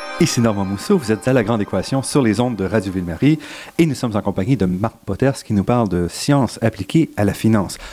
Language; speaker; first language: French; native; French